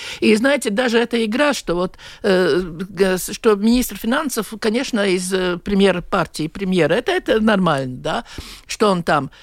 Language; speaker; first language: Russian; non-native, local second language; Latvian